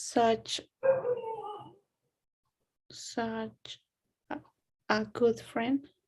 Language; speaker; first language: English; non-native, learner; Spanish